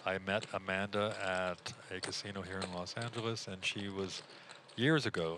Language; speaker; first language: English; native; English